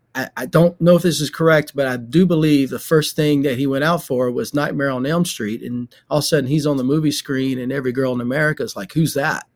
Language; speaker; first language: English; native; English